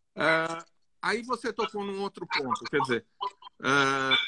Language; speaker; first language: Portuguese; non-native, fluent; Greek